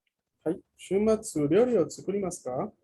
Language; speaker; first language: Japanese; non-native, fluent; Spanish